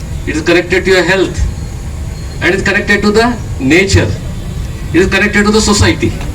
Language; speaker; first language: English; non-native, local second language; Telugu